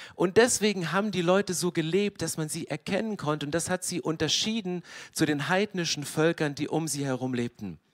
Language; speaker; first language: German; native; German